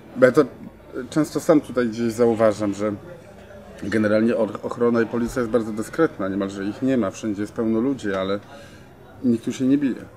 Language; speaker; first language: Polish; native; Polish